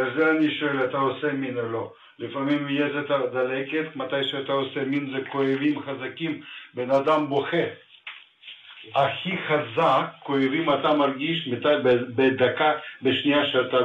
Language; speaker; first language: Hebrew; non-native, fluent; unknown